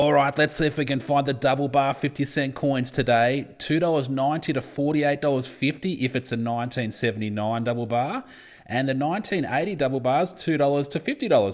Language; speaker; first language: English; native; English